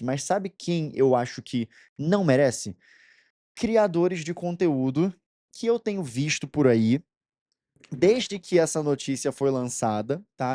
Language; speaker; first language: Portuguese; native; Portuguese